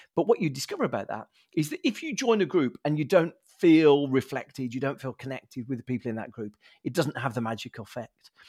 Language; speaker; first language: English; native; English